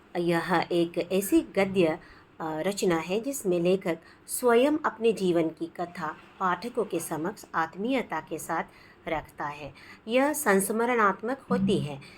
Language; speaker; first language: Hindi; non-native, local second language; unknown